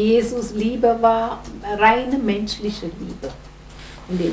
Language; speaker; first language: German; non-native, fluent; Gujarati